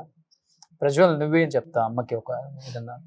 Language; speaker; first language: Telugu; native; Telugu